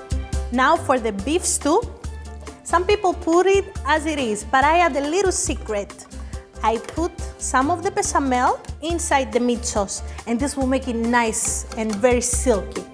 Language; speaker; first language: English; non-native, fluent; Greek